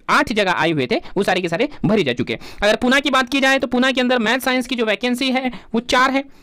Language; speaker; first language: Hindi; non-native, local second language; Urdu